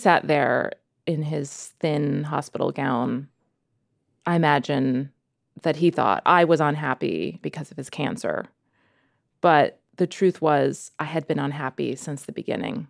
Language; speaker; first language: English; native; English